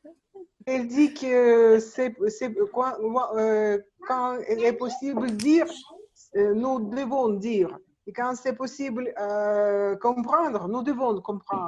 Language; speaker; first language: French; non-native, learner; Russian